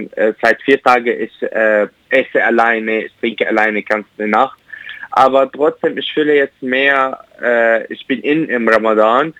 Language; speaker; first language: German; non-native, learner; Arabic